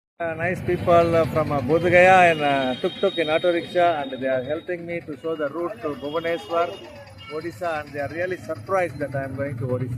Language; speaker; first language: English; non-native, local second language; Tamil